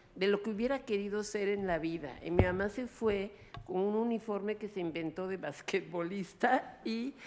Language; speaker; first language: Spanish; early bilingual, other home language; Russian